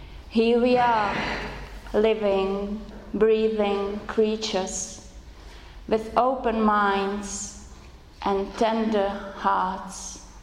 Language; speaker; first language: English; non-native, fluent; Czech